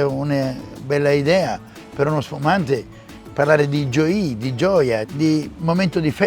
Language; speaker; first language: Italian; native; Italian